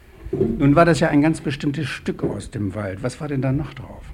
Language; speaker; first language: German; native; German